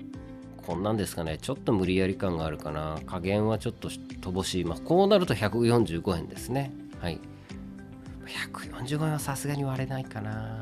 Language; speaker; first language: Japanese; native; Japanese